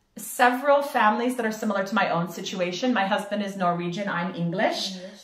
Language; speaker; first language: English; native; English